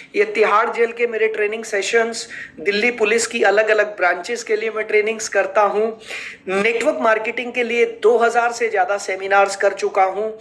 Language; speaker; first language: Hindi; native; Hindi